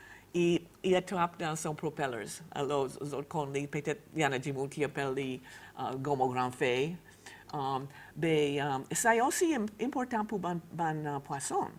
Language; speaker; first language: Haitian Creole; non-native, fluent; English